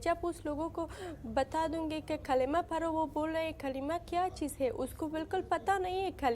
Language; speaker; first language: Hindi; non-native, learner; Persian